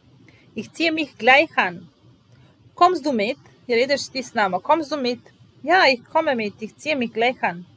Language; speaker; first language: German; non-native, fluent; Serbian